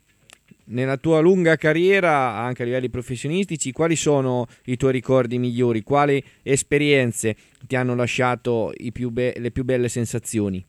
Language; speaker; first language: Italian; native; Italian